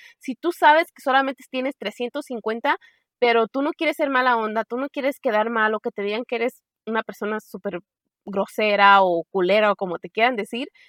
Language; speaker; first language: Spanish; early bilingual, heritage; Spanish